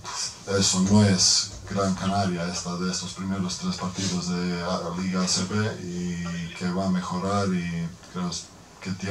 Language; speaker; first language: Spanish; non-native, fluent; Croatian